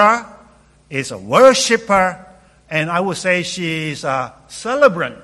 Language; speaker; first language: English; non-native, local second language; Cantonese